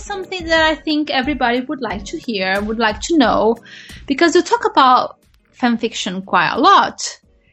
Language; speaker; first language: English; non-native, fluent; Portuguese